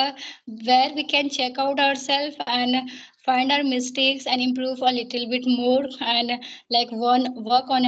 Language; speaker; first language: English; non-native, learner; Hindi